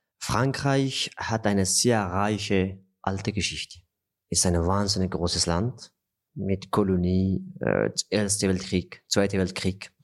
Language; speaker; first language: German; non-native, fluent; Persian